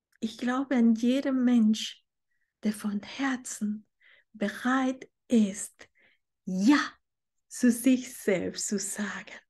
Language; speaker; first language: German; non-native, fluent; Spanish